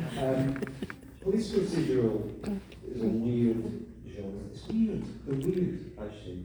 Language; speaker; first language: English; native; English